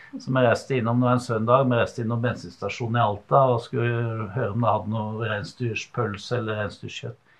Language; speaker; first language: Norwegian; native; Norwegian